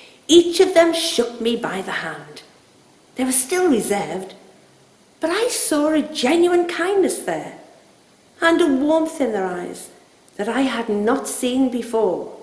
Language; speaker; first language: English; native; English